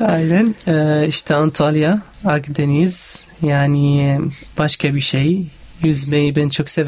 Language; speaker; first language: Turkish; non-native, learner; Arabic